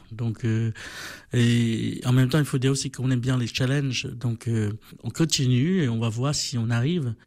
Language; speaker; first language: French; non-native, fluent; Vietnamese